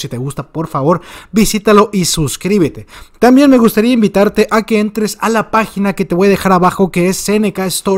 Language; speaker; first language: Spanish; native; Spanish